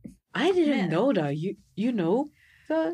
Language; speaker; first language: English; non-native, learner; Japanese